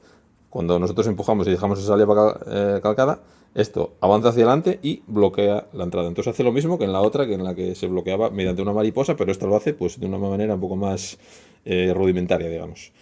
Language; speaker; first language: Spanish; native; Spanish